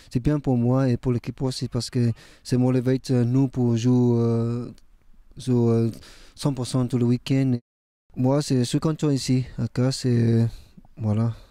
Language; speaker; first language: French; non-native, learner; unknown